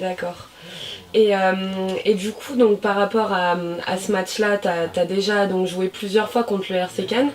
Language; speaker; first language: French; native; French